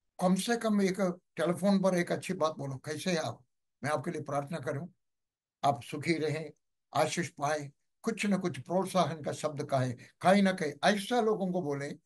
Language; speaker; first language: Hindi; non-native, local second language; Malayalam